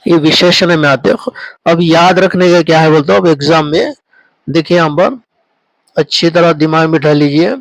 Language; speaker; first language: Hindi; non-native, local second language; Telugu